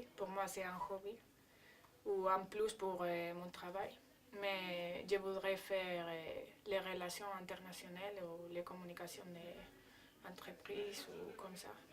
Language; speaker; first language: French; non-native, learner; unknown